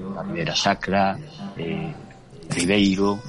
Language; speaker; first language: Spanish; native; Spanish